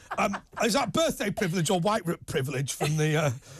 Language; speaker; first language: English; native; English